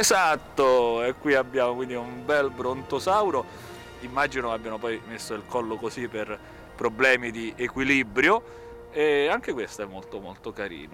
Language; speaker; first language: Italian; native; Italian